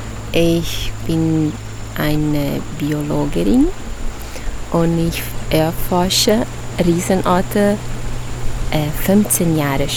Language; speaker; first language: German; non-native, learner; Portuguese